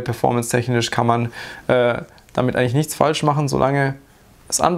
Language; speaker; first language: German; native; German